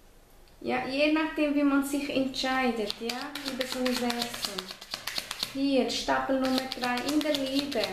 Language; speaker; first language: German; non-native, fluent; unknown